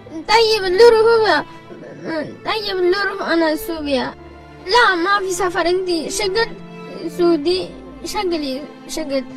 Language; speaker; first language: Arabic; non-native, learner; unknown